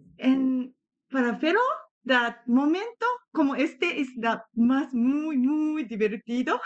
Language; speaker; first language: Spanish; non-native, learner; Japanese